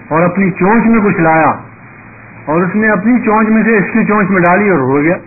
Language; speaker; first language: Urdu; native; Urdu